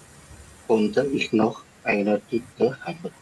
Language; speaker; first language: German; non-native, learner; Indonesian